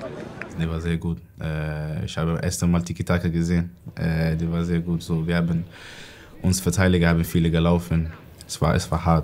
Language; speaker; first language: German; non-native, learner; Swedish